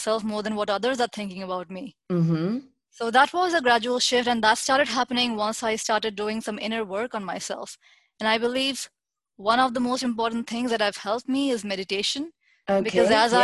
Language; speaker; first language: English; non-native, local second language; Hindi